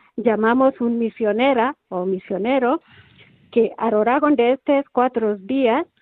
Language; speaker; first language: Spanish; non-native, learner; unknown